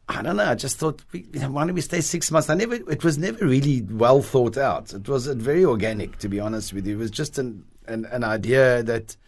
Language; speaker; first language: English; native; English